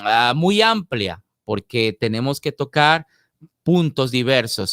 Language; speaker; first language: Spanish; native; Spanish